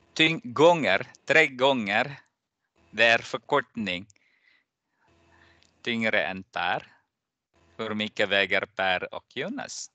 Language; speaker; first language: Swedish; non-native, fluent; Persian